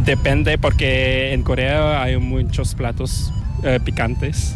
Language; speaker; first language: Spanish; non-native, learner; Korean